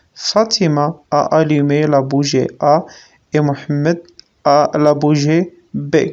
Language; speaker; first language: French; non-native, local second language; Arabic